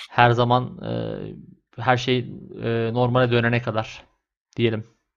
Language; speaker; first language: Turkish; native; Turkish